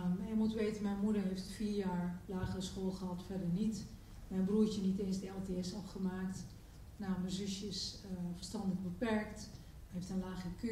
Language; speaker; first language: Dutch; early bilingual, other home language; Turkish